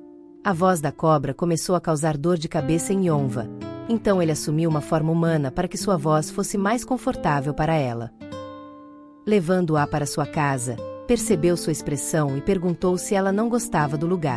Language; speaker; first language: Portuguese; native; Portuguese